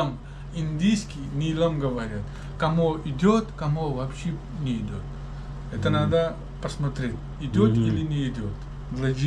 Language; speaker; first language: Russian; non-native, learner; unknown